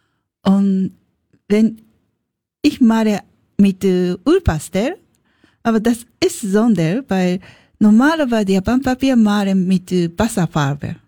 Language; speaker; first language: German; non-native, learner; Japanese